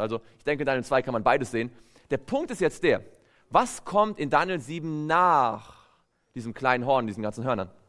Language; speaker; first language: German; native; German